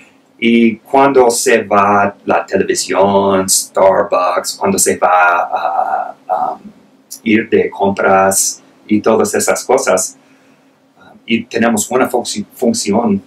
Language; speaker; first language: Spanish; non-native, fluent; English